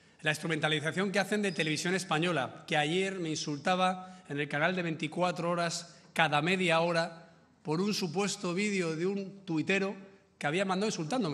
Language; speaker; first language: Spanish; native; Spanish